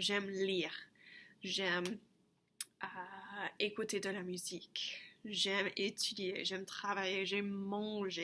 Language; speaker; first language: French; non-native, fluent; English